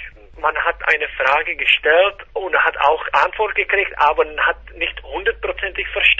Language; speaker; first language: German; non-native, fluent; Czech